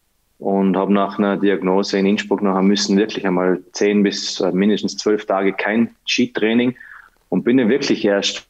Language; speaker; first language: German; native; German